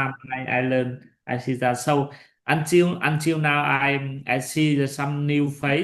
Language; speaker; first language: English; non-native, learner; Vietnamese